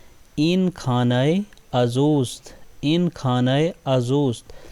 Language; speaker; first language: Persian; non-native, fluent; Urdu